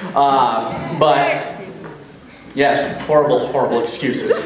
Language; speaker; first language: English; native; English